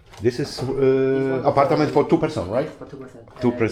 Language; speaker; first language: English; non-native, learner; Polish